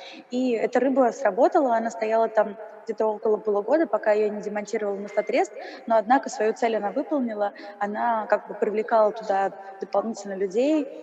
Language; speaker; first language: Russian; native; Russian